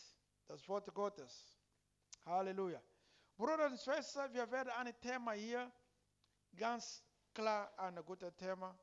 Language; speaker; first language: German; non-native, learner; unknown